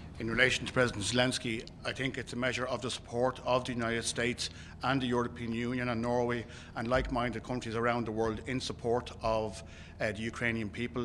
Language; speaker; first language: English; native; English